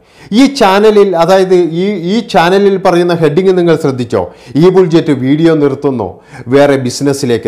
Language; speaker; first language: Malayalam; native; Malayalam